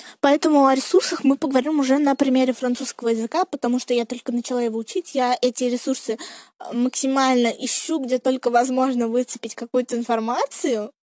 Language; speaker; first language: Russian; native; Russian